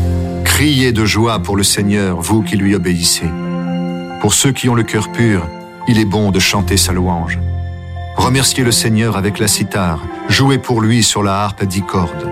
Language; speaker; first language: French; native; French